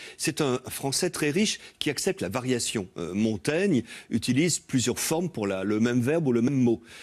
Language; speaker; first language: French; native; French